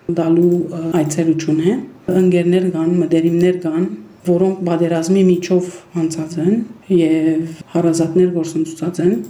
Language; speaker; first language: Armenian; early bilingual, heritage; Armenian